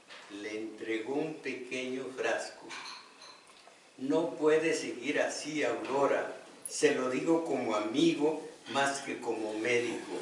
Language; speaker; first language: Spanish; native; Spanish